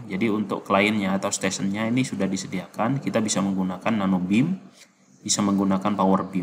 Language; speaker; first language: Indonesian; native; Indonesian